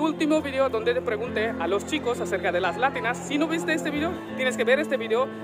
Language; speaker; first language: Spanish; non-native, learner; Hindi